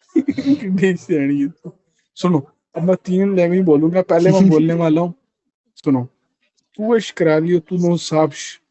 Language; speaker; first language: Urdu; non-native, local second language; Punjabi